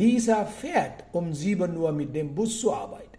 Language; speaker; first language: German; non-native, fluent; Sinhala